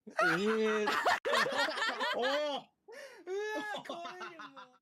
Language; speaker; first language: Japanese; native; Japanese